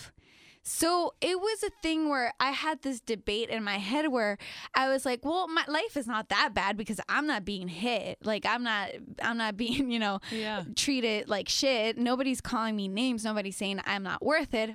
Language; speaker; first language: English; non-native, fluent; Spanish